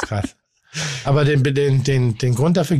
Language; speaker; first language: German; native; German